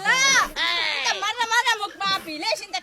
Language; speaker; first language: Arabic; non-native, learner; Bangla